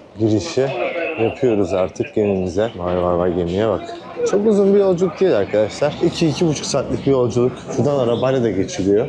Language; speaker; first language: Turkish; native; Turkish